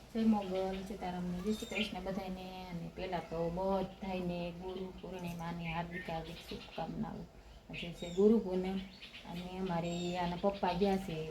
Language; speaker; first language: Gujarati; native; Gujarati